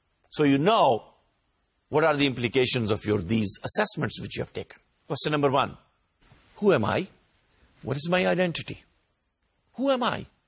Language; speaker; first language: English; non-native, local second language; Urdu